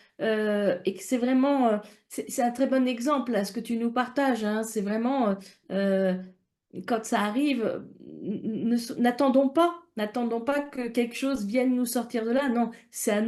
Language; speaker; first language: French; native; French